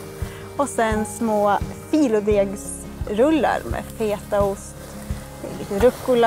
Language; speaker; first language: Swedish; native; Swedish